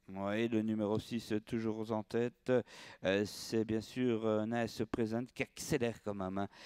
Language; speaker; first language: French; native; French